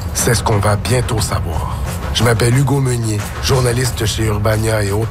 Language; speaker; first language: French; native; French